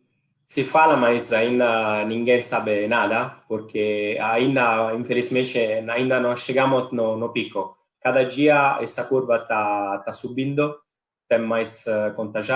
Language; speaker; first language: Portuguese; non-native, fluent; Italian